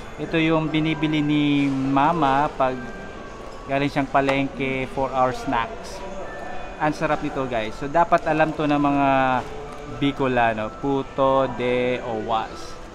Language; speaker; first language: Filipino; non-native, local second language; Bikol